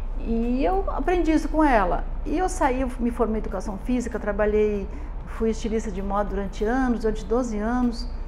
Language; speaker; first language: Portuguese; native; Portuguese